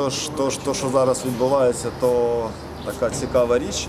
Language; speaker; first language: Ukrainian; native; Ukrainian